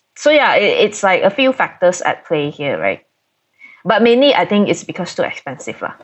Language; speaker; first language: English; non-native, local second language; Cantonese